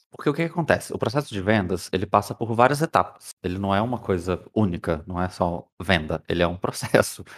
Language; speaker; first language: Portuguese; native; Portuguese